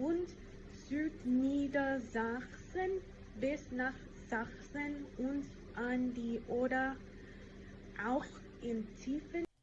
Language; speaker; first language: German; non-native, learner; English